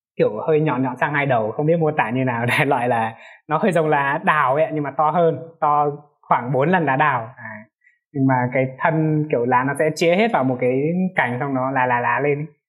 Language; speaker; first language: Vietnamese; non-native, local second language; Hmong